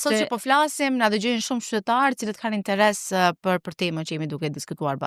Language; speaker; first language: Albanian; native; Albanian